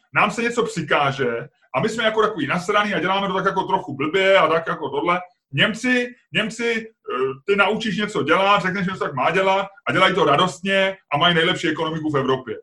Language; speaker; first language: Czech; native; Czech